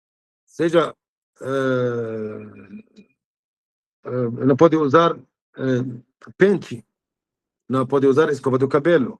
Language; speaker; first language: Portuguese; non-native, fluent; Arabic